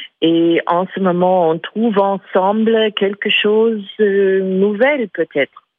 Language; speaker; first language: French; non-native, fluent; English